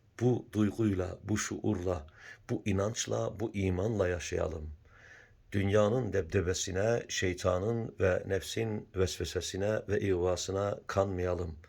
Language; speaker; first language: Turkish; native; Turkish